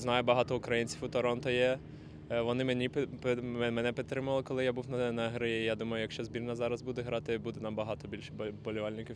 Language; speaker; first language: Ukrainian; non-native, local second language; Russian